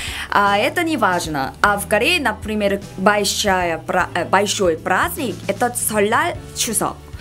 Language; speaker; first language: Russian; non-native, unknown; Korean